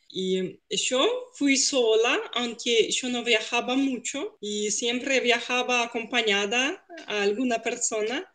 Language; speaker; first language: Spanish; non-native, fluent; Russian